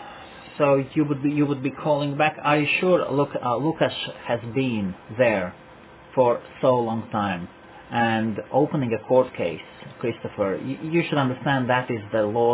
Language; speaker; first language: English; non-native, fluent; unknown